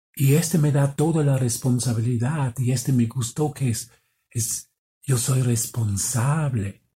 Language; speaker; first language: Spanish; non-native, fluent; German